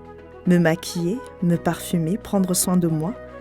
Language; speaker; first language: French; native; French